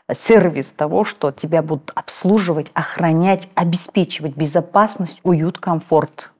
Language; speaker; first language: Russian; non-native, local second language; Kazakh